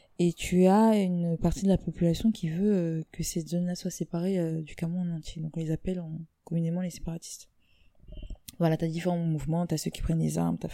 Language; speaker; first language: French; native; French